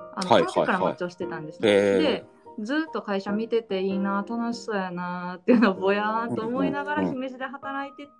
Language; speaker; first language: Japanese; native; Japanese